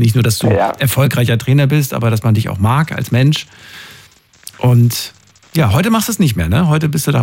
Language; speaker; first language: German; native; German